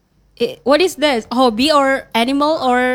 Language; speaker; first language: English; non-native, learner; Indonesian